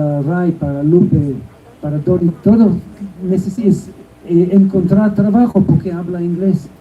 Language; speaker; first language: Spanish; non-native, learner; Hebrew